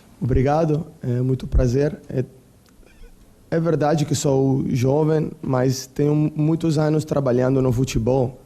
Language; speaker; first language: Portuguese; non-native, learner; Italian